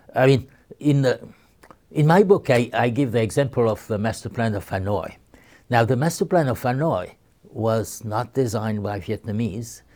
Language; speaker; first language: English; non-native, fluent; French